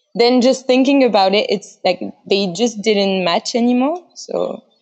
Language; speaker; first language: English; non-native, fluent; French